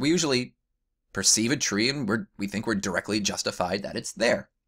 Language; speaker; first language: English; native; English